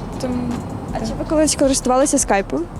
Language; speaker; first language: Ukrainian; native; Ukrainian